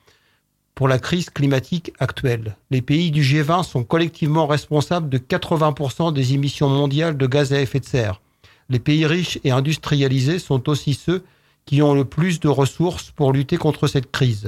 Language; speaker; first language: French; native; French